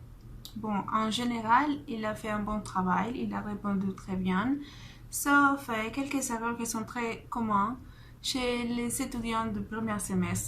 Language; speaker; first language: French; non-native, fluent; Spanish